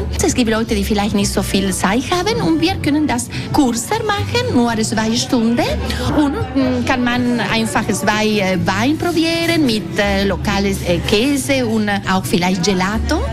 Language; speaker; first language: German; non-native, learner; Italian